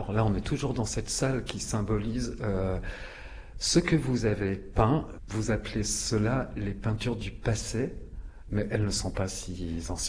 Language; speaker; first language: French; native; French